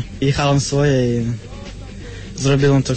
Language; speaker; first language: Polish; non-native, learner; Russian